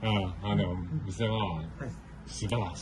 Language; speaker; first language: Japanese; non-native, learner; English